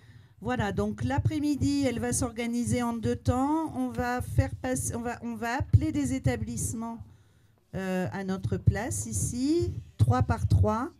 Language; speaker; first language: French; native; French